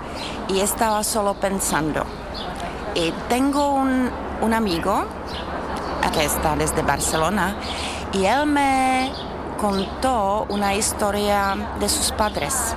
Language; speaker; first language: Spanish; non-native, fluent; Czech